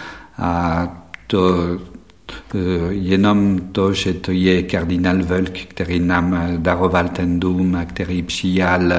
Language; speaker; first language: Czech; non-native, fluent; French